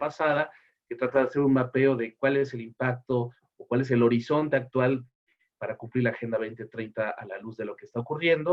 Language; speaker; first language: Spanish; native; Spanish